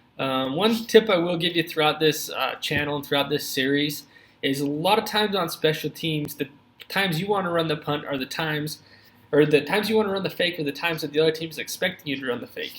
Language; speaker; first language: English; native; English